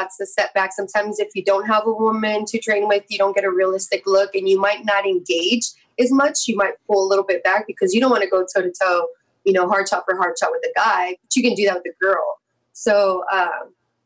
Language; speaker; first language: English; native; English